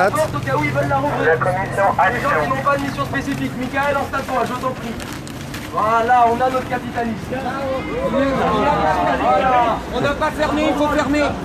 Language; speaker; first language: French; native; French